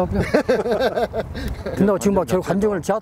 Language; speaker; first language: Korean; native; Korean